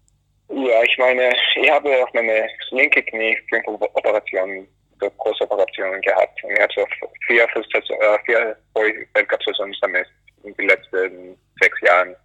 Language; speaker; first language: German; non-native, fluent; English